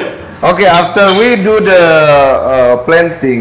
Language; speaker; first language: English; non-native, local second language; Indonesian